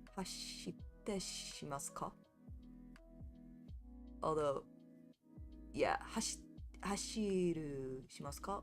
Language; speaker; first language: Japanese; non-native, learner; English